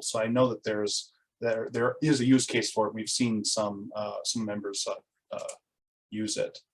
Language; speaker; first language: English; native; English